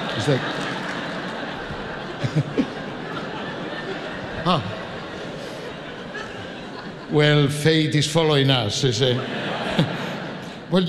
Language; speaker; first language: English; non-native, fluent; Spanish